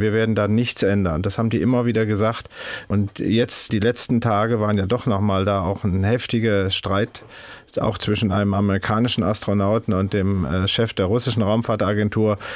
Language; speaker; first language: German; native; German